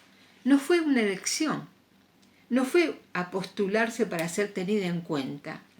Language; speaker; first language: Spanish; native; Spanish